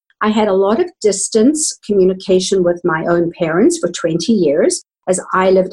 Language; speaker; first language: English; native; English